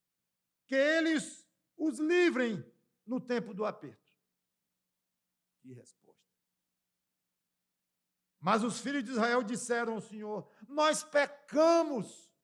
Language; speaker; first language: Portuguese; native; Portuguese